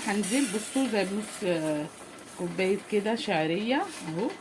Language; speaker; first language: Arabic; native; Arabic